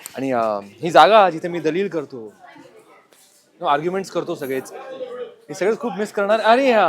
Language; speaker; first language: Marathi; non-native, local second language; Gujarati